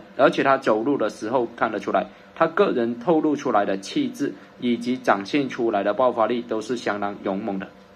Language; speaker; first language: Chinese; native; Chinese